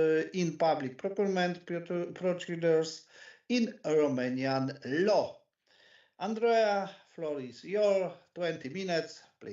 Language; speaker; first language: English; non-native, learner; Polish